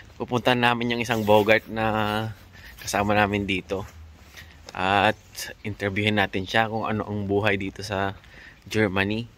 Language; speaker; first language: Filipino; native; Filipino